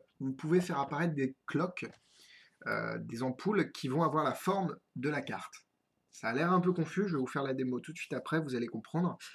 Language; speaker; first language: French; native; French